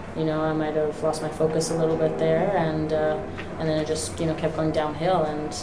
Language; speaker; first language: English; native; English